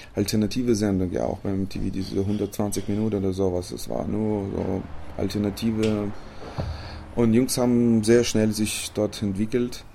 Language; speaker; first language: German; non-native, fluent; Romanian